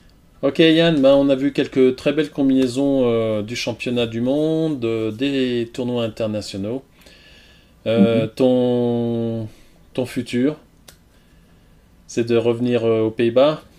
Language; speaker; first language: French; native; French